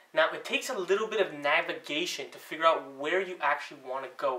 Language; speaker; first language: English; native; English